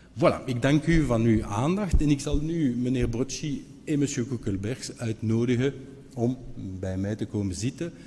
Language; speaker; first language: Dutch; non-native, local second language; French